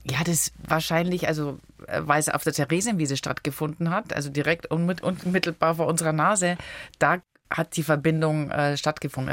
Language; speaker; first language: German; early bilingual, other home language; Italian